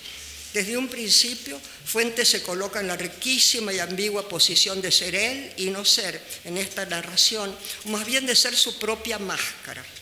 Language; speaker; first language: Spanish; native; Spanish